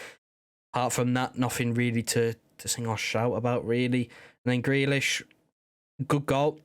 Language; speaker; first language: English; native; English